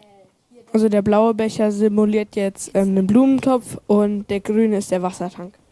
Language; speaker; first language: German; native; German